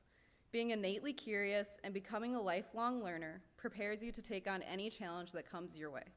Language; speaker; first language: English; native; English